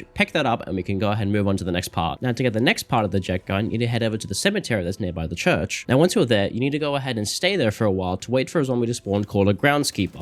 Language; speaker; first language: English; native; English